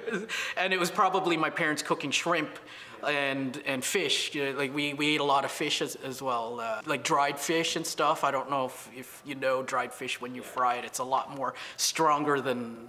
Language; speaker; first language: English; native; English